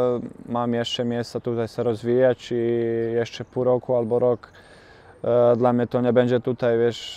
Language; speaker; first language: Polish; non-native, learner; Bosnian